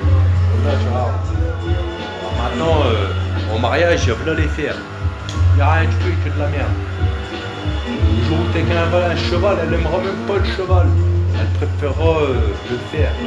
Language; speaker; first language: French; native; French